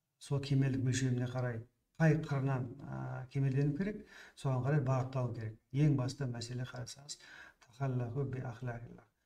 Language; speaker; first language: Kazakh; native; Kazakh